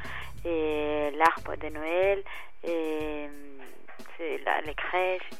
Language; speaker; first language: French; non-native, learner; Spanish